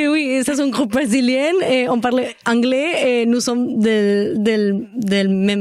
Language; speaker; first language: French; non-native, learner; Spanish